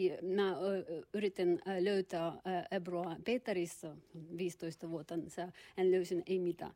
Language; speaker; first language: Finnish; non-native, learner; Russian